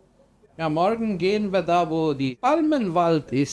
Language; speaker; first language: German; early bilingual, heritage; German